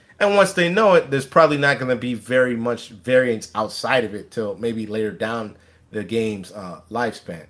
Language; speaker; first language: English; native; English